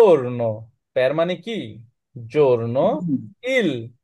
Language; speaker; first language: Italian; non-native, learner; Bangla